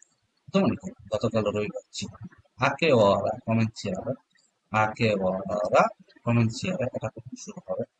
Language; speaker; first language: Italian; non-native, learner; Bangla